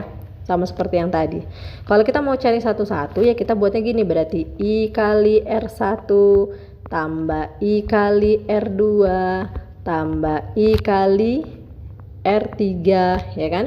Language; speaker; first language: Indonesian; native; Indonesian